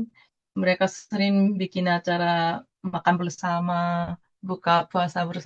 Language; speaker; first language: Indonesian; non-native, fluent; Japanese